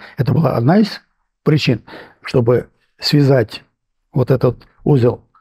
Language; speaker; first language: Russian; non-native, local second language; Armenian